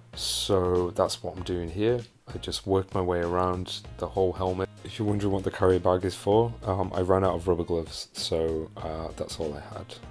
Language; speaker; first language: English; native; English